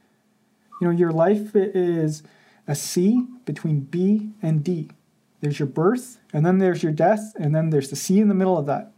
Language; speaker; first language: English; non-native, fluent; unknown